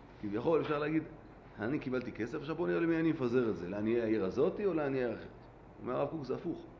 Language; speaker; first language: Hebrew; native; Hebrew